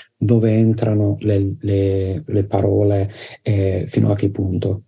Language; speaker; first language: Italian; non-native, fluent; English